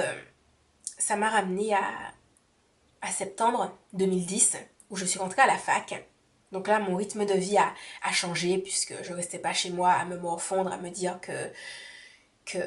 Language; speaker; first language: French; native; French